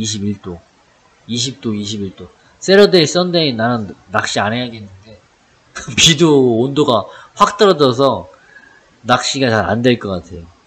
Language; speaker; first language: Korean; native; Korean